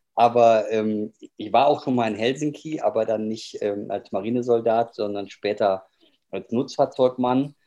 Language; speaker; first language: German; native; German